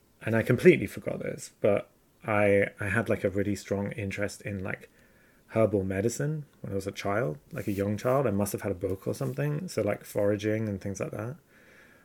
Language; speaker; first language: English; native; English